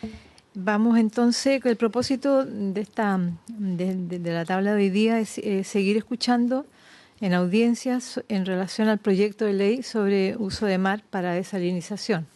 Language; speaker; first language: Spanish; native; Spanish